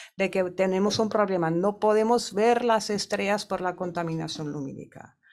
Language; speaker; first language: Spanish; non-native, fluent; German